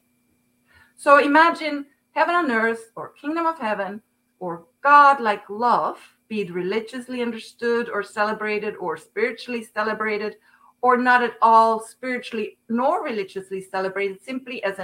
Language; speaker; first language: English; non-native, fluent; Swiss German